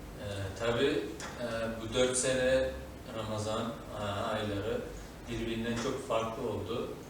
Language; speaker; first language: Turkish; non-native, fluent; Uzbek